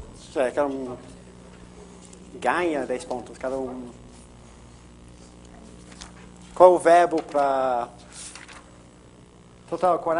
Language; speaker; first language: Portuguese; non-native, fluent; English